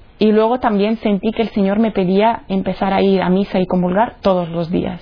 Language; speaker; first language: Spanish; non-native, fluent; Italian